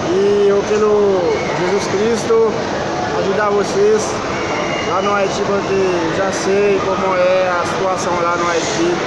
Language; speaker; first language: Portuguese; non-native, learner; Haitian Creole